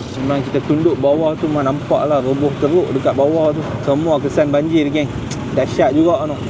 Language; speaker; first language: Malay; non-native, local second language; Tamil